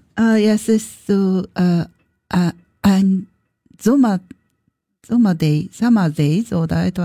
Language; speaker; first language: German; non-native, learner; Japanese